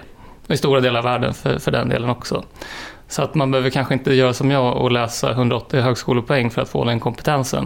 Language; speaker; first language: Swedish; native; Swedish